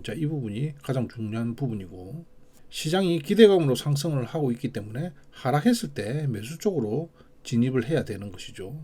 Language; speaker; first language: Korean; native; Korean